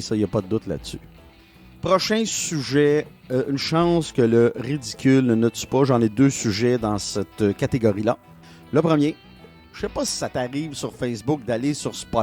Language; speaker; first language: French; native; French